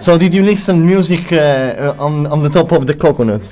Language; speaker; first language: English; non-native, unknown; Italian